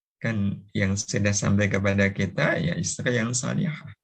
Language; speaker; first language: Indonesian; native; Indonesian